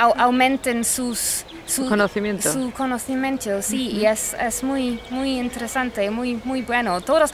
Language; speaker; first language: Spanish; non-native, fluent; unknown